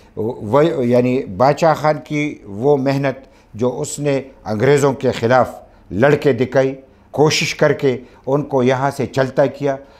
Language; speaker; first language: Urdu; non-native, local second language; Pashto